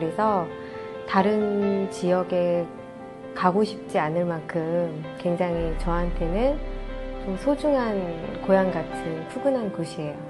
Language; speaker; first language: Korean; native; Korean